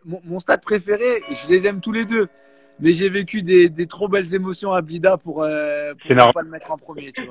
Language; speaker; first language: French; native; French